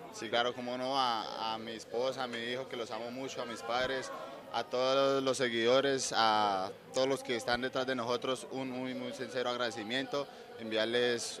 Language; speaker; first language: Spanish; native; Spanish